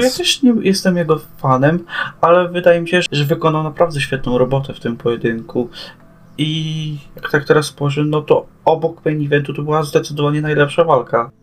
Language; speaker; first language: Polish; native; Polish